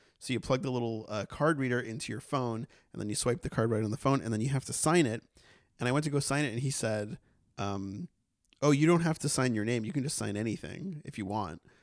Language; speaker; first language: English; native; English